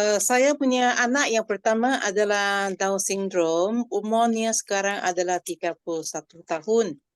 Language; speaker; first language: Malay; non-native, local second language; Chinese